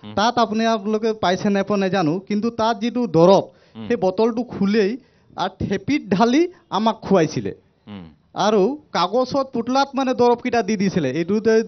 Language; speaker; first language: Assamese; non-native, local second language; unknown